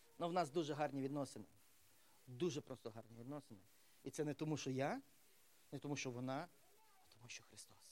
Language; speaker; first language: Ukrainian; native; Ukrainian